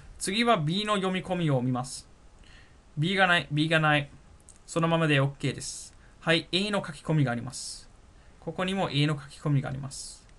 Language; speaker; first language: Japanese; non-native, fluent; German